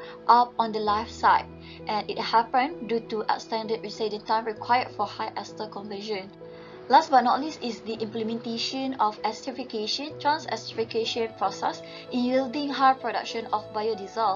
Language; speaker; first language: English; non-native, local second language; Malay